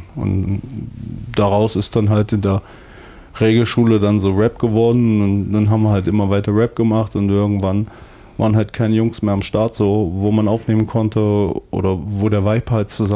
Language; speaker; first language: German; native; German